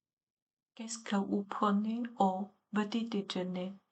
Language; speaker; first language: French; non-native, learner; Chinese